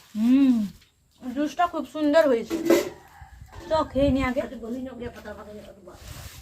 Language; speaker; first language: Bangla; non-native, local second language; Santali